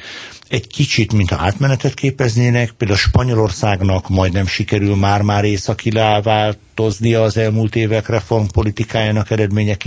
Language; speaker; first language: Hungarian; native; Hungarian